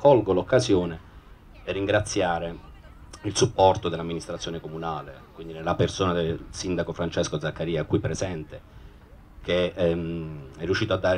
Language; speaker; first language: Italian; native; Italian